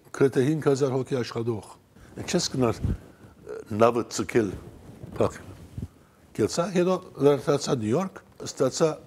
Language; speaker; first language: Armenian; early bilingual, heritage; Armenian